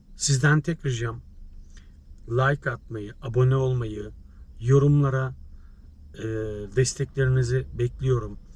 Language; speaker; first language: Turkish; native; Turkish